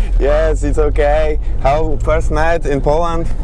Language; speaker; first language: English; non-native, learner; Polish